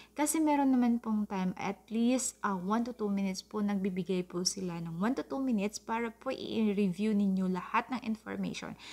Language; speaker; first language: Filipino; non-native, local second language; Cebuano